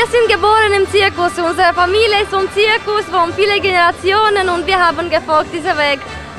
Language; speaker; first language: German; non-native, fluent; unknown